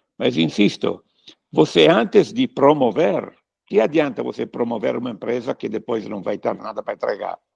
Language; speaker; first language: Portuguese; non-native, fluent; Italian